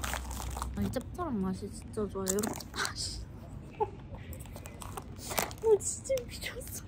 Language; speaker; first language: Korean; native; Korean